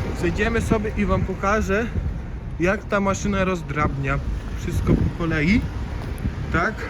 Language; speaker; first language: Polish; native; Polish